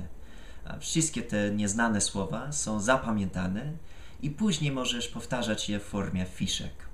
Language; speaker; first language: Polish; non-native, fluent; English